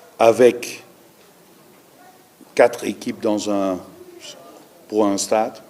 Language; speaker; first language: French; non-native, learner; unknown